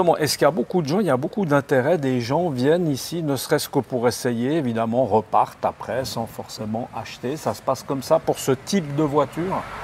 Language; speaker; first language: French; native; French